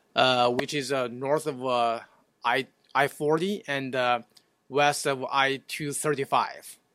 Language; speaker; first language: English; non-native, fluent; Chinese